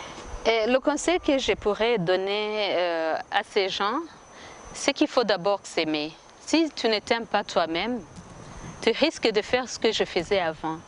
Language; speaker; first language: French; non-native, local second language; Kinyarwanda